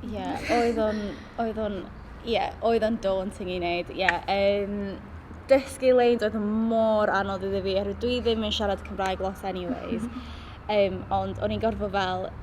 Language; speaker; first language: Welsh; non-native, local second language; English